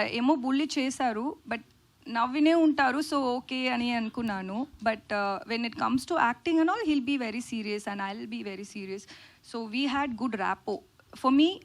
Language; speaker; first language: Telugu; non-native, learner; Tamil